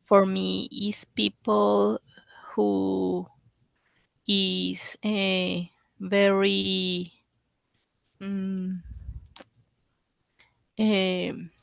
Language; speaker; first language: English; non-native, learner; Spanish